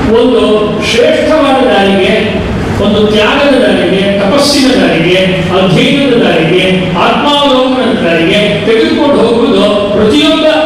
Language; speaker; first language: Kannada; native; Kannada